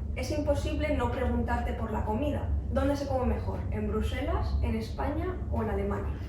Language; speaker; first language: Spanish; native; Spanish